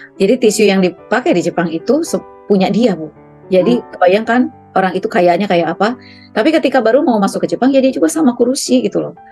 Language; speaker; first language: Indonesian; native; Indonesian